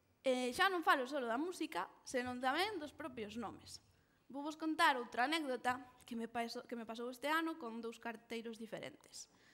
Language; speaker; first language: Galician; non-native, local second language; Spanish